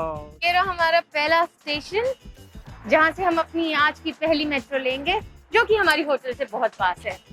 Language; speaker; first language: Hindi; native; Hindi